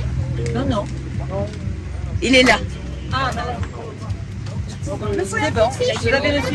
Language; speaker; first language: French; native; French